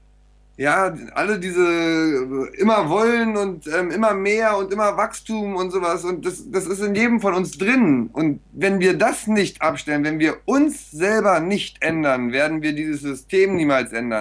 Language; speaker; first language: German; native; German